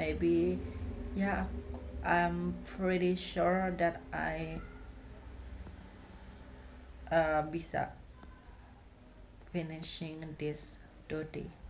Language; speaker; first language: English; non-native, learner; Indonesian